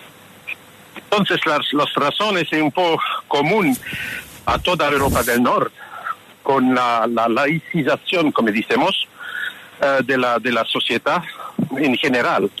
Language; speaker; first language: Spanish; non-native, fluent; French